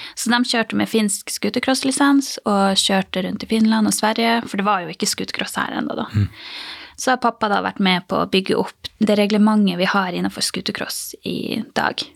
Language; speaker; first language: Norwegian; native; Norwegian